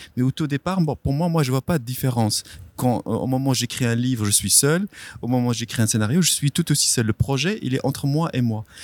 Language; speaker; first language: French; non-native, local second language; Arabic